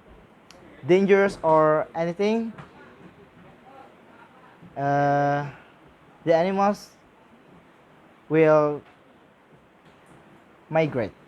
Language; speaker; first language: English; non-native, learner; Indonesian